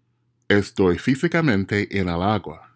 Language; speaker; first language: Spanish; non-native, fluent; English